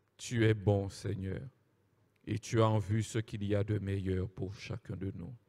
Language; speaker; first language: French; native; French